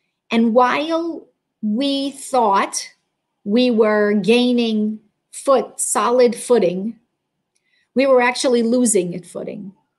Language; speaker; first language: English; native; English